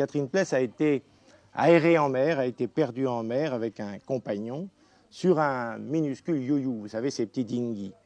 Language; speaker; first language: French; native; French